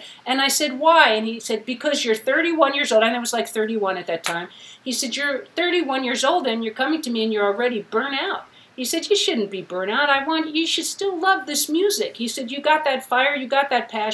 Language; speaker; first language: English; native; English